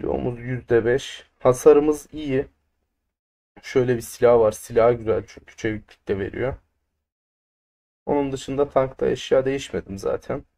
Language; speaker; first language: Turkish; native; Turkish